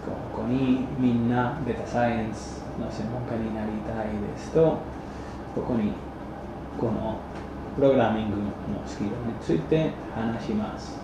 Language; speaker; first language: Japanese; non-native, fluent; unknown